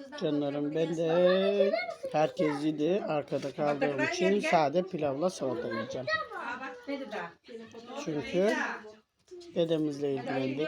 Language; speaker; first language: Turkish; native; Turkish